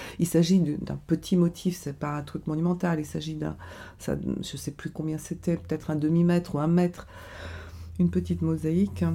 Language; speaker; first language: French; non-native, fluent; Bulgarian